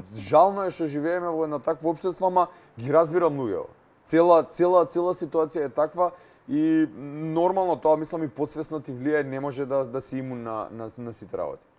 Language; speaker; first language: Macedonian; native; Macedonian